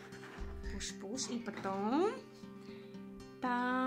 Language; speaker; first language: Russian; non-native, learner; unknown